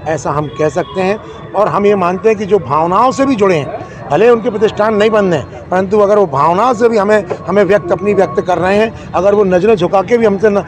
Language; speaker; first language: Hindi; native; Hindi